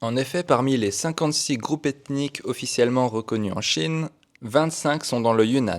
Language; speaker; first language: French; native; French